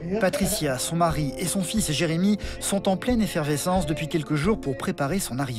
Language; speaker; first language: French; native; French